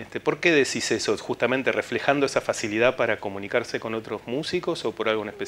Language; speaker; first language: Spanish; native; Spanish